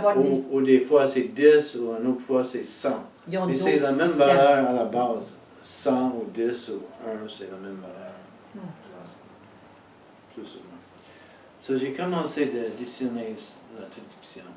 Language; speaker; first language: French; non-native, fluent; English